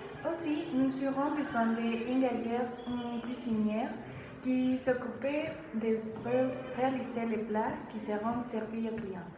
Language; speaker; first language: French; non-native, learner; Spanish